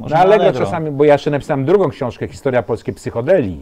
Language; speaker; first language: Polish; native; Polish